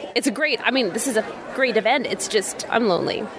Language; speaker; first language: English; native; English